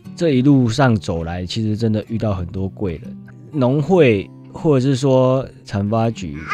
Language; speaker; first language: Chinese; native; Chinese